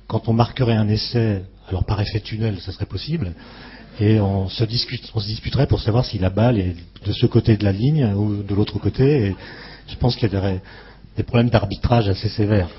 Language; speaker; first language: French; native; French